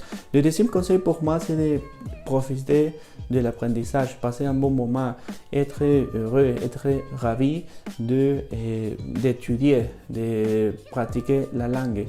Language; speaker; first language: French; non-native, fluent; Spanish